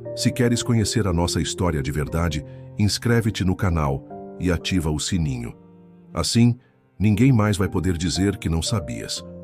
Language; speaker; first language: Portuguese; non-native, local second language; Kabuverdianu